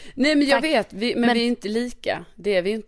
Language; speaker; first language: Swedish; native; Swedish